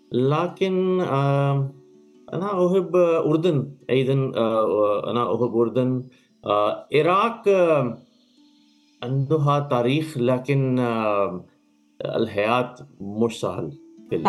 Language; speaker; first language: Arabic; non-native, learner; Urdu